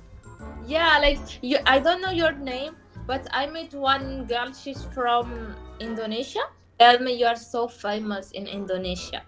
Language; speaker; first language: English; non-native, learner; Arabic